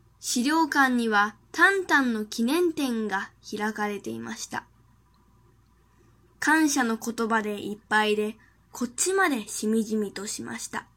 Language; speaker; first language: Japanese; non-native, fluent; Chinese